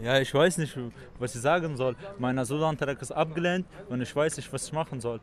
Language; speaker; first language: German; non-native, fluent; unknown